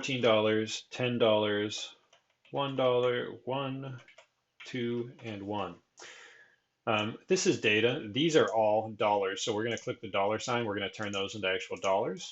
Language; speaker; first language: English; native; English